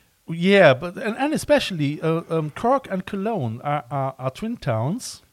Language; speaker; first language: English; non-native, fluent; German